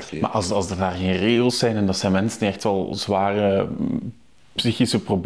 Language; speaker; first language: Dutch; native; Dutch